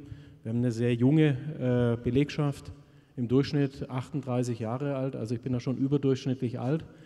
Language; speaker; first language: German; native; German